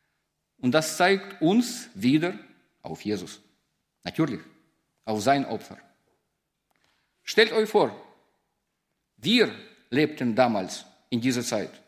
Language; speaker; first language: German; non-native, fluent; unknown